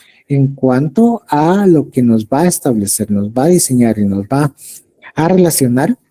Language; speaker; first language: Spanish; native; Spanish